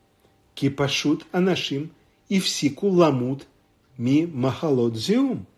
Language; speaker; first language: Hebrew; non-native, fluent; Russian